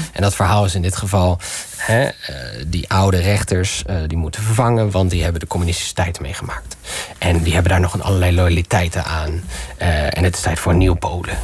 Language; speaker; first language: Dutch; early bilingual, other home language; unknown